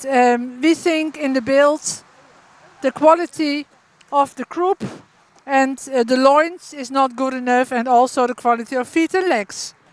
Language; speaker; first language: English; non-native, fluent; Dutch